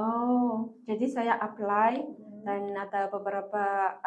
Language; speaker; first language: Indonesian; non-native, fluent; Malagasy